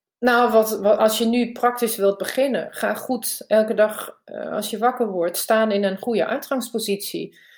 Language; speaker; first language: Dutch; non-native, fluent; German